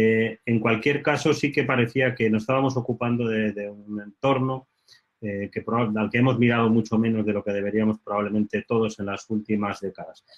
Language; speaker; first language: Spanish; native; Spanish